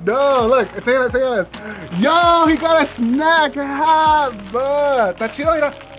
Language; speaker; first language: English; early bilingual, other home language; Spanish